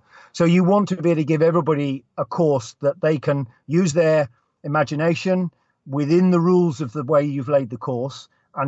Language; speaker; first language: English; native; English